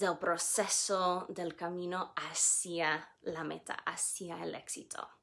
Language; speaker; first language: Spanish; non-native, fluent; English